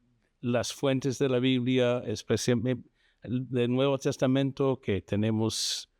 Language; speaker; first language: Spanish; non-native, fluent; English